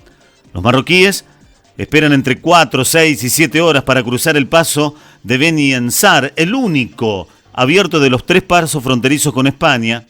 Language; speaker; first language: Spanish; native; Spanish